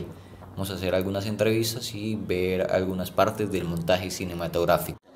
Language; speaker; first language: Spanish; native; Spanish